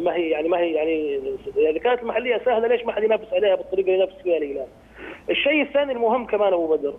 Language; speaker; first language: Arabic; native; Arabic